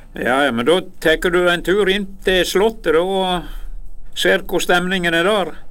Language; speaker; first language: Norwegian; native; Norwegian